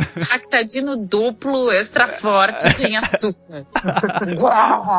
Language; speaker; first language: Portuguese; native; Portuguese